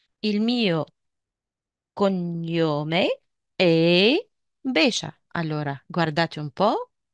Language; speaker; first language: Italian; non-native, fluent; Arabic